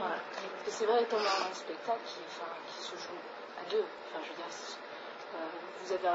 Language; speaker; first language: French; native; French